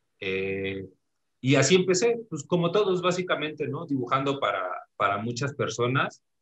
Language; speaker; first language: Spanish; native; Spanish